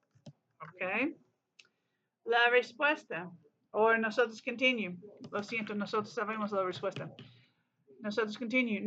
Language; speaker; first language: Spanish; non-native, learner; English